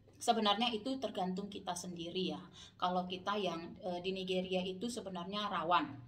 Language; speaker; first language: Indonesian; native; Indonesian